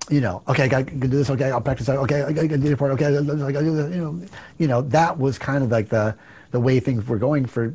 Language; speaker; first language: English; native; English